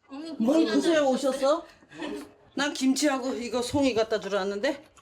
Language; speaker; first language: Korean; native; Korean